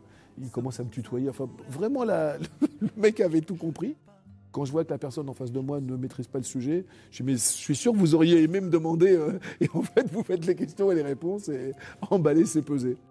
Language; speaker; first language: French; native; French